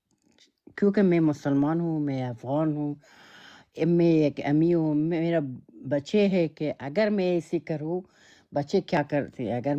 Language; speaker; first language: Hindi; non-native, learner; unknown